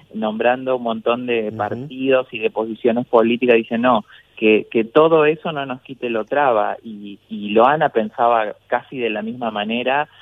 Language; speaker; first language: Spanish; native; Spanish